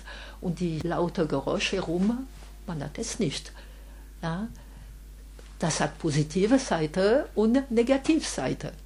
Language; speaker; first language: German; non-native, fluent; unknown